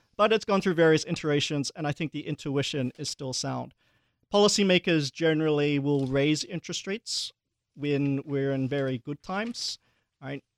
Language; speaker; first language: English; early bilingual, other home language; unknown